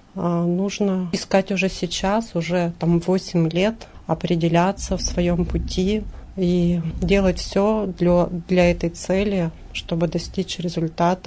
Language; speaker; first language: Russian; native; Russian